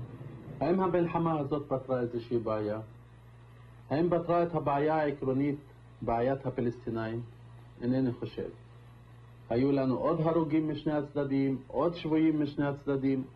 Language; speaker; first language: Hebrew; non-native, local second language; Arabic